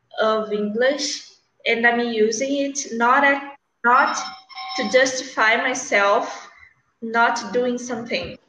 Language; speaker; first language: English; non-native, learner; Portuguese